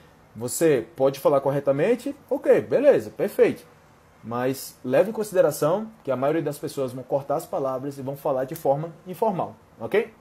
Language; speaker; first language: Portuguese; native; Portuguese